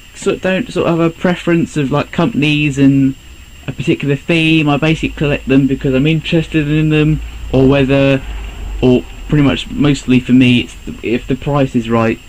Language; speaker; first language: English; native; English